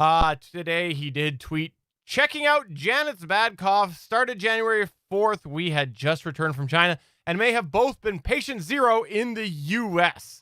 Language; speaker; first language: English; native; English